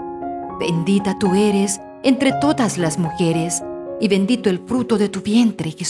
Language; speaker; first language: Spanish; native; Spanish